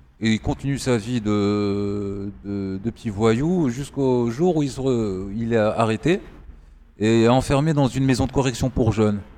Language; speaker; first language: French; non-native, local second language; Arabic